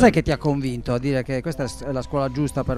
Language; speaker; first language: Italian; native; Italian